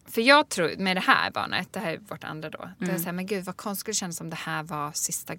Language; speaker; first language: Swedish; native; Swedish